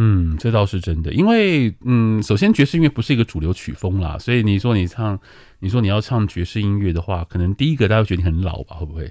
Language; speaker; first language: Chinese; native; Chinese